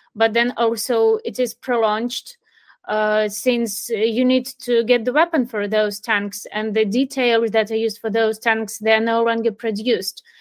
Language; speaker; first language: English; non-native, fluent; Ukrainian